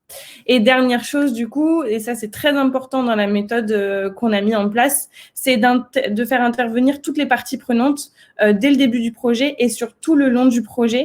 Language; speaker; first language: French; native; French